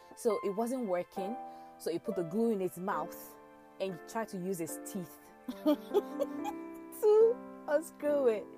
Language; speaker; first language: English; non-native, local second language; Yoruba